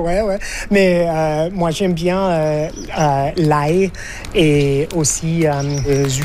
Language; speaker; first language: French; non-native, learner; English